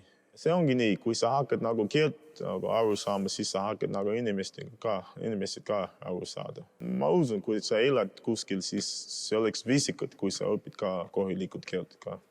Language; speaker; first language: Estonian; non-native, fluent; English